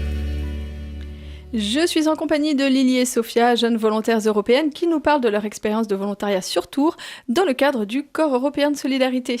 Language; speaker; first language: French; native; French